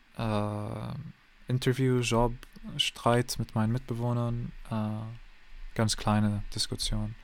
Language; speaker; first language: German; non-native, learner; English